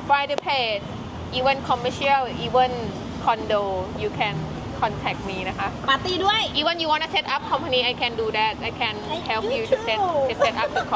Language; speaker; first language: English; non-native, learner; Thai